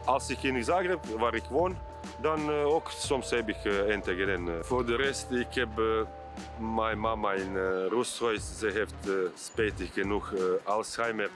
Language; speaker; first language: Dutch; non-native, learner; Croatian